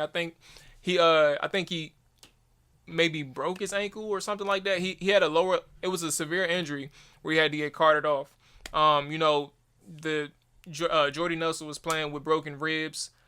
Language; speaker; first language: English; native; English